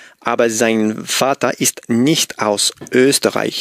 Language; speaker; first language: German; non-native, learner; Spanish